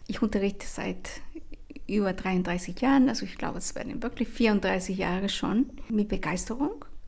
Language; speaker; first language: German; non-native, fluent; Spanish